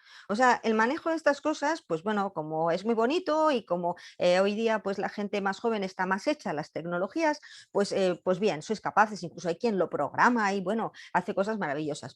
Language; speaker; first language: Spanish; native; Spanish